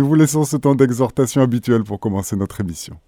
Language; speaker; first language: French; native; French